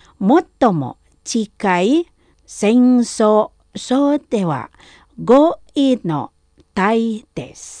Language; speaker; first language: Japanese; non-native, fluent; Indonesian